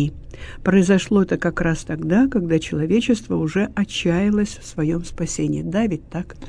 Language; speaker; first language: Russian; native; Russian